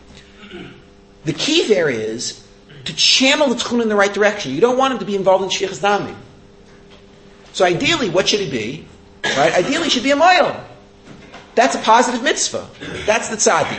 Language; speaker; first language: English; native; English